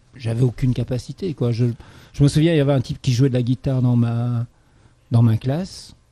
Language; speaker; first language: French; native; French